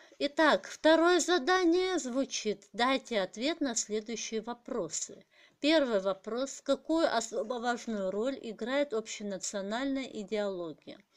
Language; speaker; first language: Russian; non-native, local second language; Kazakh